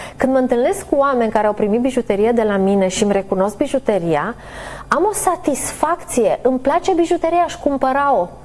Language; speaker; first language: Romanian; native; Romanian